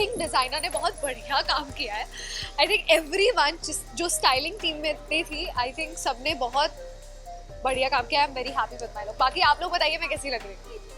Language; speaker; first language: Hindi; native; Hindi